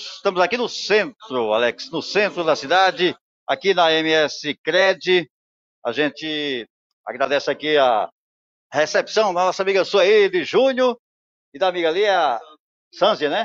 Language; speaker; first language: Portuguese; native; Portuguese